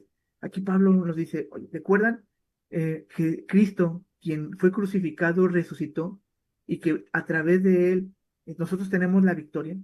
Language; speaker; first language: Spanish; native; Spanish